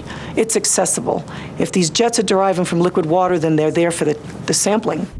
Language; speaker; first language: English; native; English